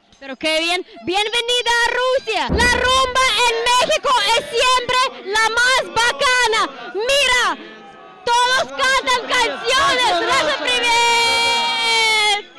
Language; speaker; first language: Spanish; non-native, fluent; Russian